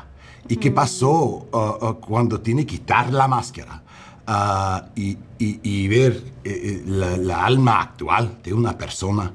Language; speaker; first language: Spanish; early bilingual, heritage; English